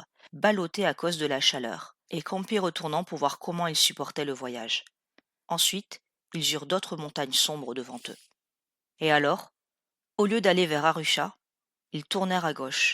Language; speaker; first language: French; native; French